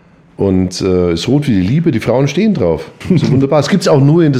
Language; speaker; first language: German; native; German